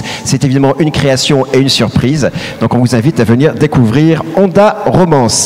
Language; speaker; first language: French; native; French